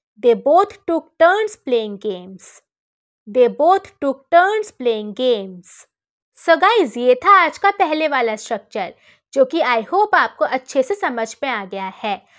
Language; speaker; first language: Hindi; native; Hindi